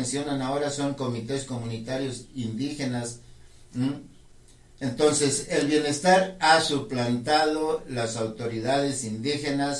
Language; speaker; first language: Spanish; non-native, local second language; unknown